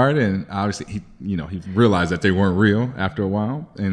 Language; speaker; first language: English; native; English